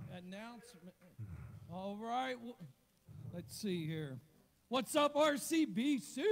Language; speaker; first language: English; native; English